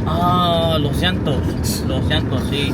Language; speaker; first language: Spanish; non-native, learner; Pashto